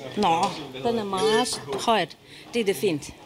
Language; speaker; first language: Danish; non-native, learner; Chinese